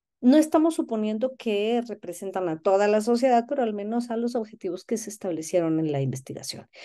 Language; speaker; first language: Spanish; native; Spanish